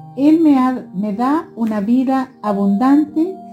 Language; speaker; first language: Spanish; native; Spanish